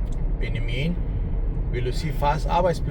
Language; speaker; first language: Danish; non-native, learner; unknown